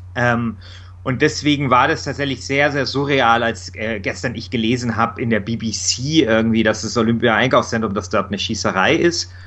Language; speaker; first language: German; native; German